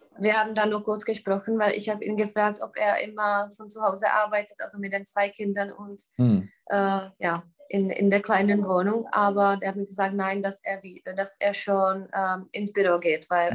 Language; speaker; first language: German; non-native, fluent; Czech